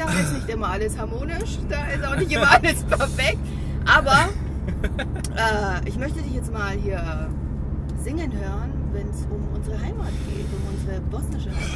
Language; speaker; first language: German; early bilingual, other home language; Bosnian